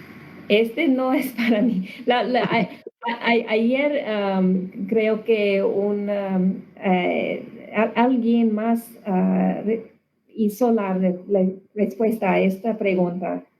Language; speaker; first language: Spanish; non-native, learner; English